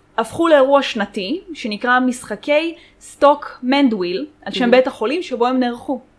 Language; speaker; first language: Hebrew; early bilingual, other home language; Russian